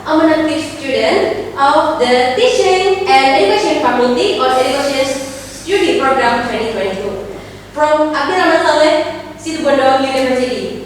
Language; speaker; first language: English; non-native, learner; Indonesian